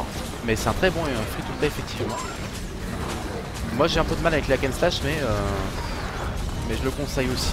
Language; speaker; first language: French; native; French